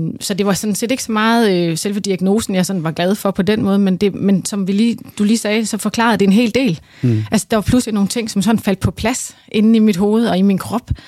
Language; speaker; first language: Danish; native; Danish